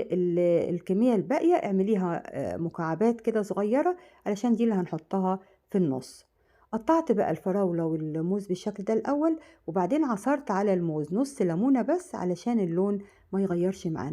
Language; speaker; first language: Arabic; native; Arabic